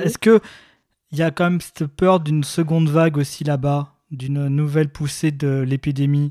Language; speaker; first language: French; native; French